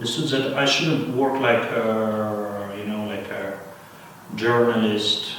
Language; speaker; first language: English; non-native, fluent; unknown